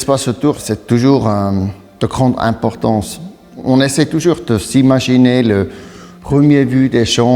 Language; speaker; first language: French; non-native, local second language; German